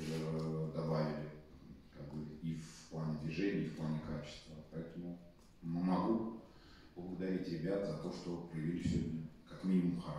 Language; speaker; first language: Russian; native; Russian